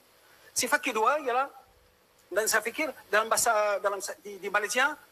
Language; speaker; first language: Indonesian; non-native, fluent; French